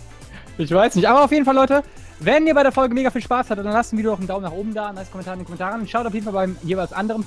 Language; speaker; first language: German; native; German